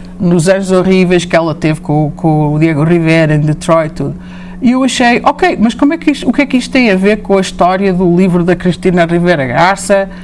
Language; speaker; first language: Portuguese; native; Portuguese